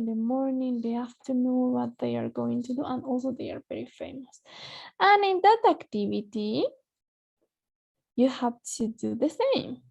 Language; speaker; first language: English; non-native, fluent; Spanish